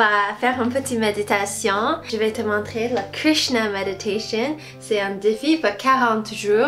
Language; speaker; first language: French; non-native, learner; English